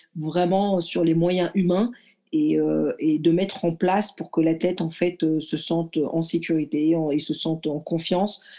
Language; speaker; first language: French; early bilingual, other home language; Arabic